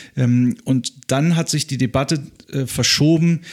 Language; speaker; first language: German; native; German